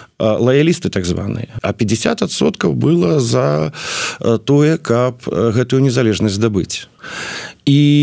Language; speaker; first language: Belarusian; non-native, local second language; Russian